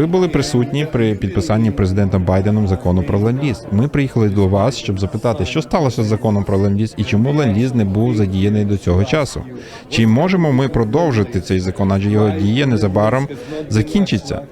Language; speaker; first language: Ukrainian; native; Ukrainian